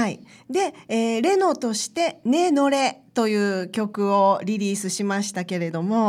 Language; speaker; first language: Japanese; native; Japanese